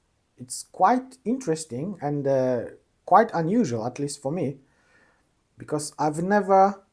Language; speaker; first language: English; non-native, fluent; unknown